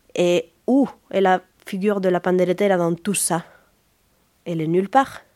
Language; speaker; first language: French; non-native, fluent; Spanish